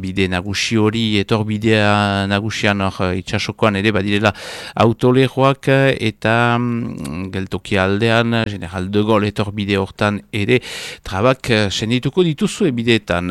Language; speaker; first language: Basque; native; Basque